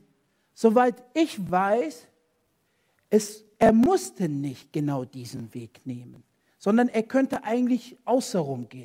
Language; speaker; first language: German; non-native, fluent; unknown